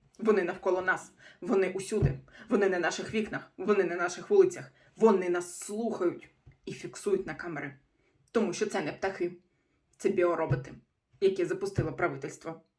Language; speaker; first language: Ukrainian; non-native, local second language; Russian